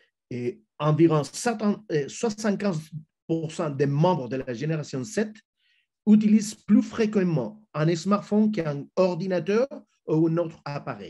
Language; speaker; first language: French; non-native, fluent; Spanish